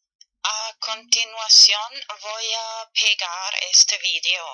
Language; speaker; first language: Spanish; non-native, fluent; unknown